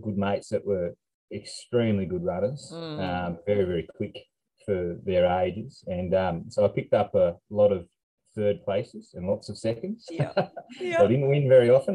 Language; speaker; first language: English; native; English